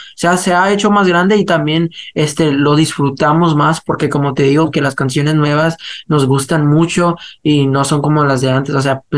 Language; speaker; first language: Spanish; early bilingual, heritage; Spanish